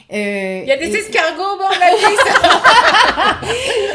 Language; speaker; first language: French; native; French